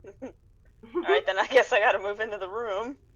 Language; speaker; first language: English; native; English